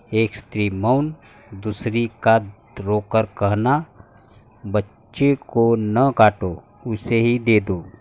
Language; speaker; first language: Hindi; non-native, local second language; Marathi